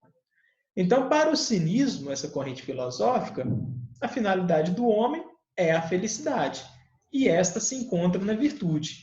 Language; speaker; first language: Portuguese; native; Portuguese